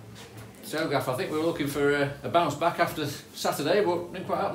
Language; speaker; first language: English; native; English